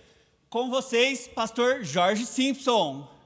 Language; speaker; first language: Portuguese; native; Portuguese